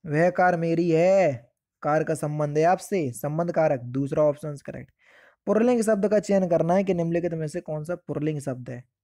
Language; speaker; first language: Hindi; native; Hindi